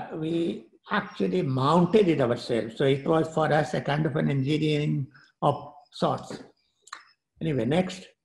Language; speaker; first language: English; non-native, local second language; Gujarati